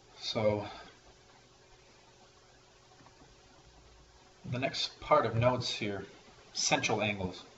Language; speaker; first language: English; native; English